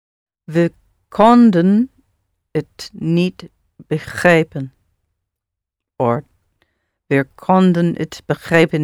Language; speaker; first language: Dutch; non-native, learner; English